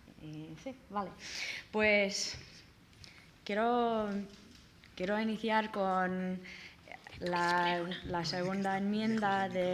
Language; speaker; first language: Spanish; non-native, learner; English